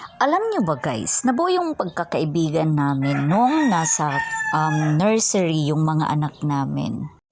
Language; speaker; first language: Filipino; non-native, local second language; Waray